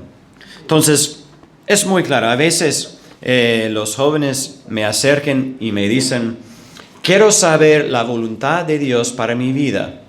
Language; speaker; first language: Spanish; non-native, fluent; English